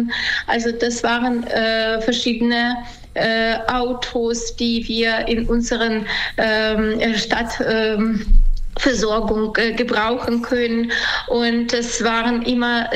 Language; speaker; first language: German; non-native, fluent; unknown